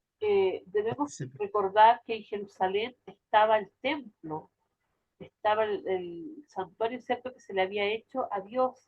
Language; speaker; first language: Spanish; native; Spanish